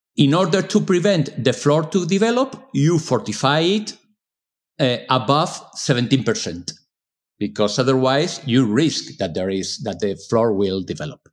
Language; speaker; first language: English; non-native, fluent; Spanish